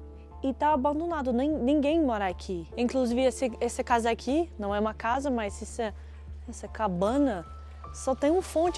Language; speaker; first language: Portuguese; non-native, fluent; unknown